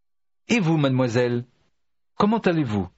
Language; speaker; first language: French; non-native, learner; English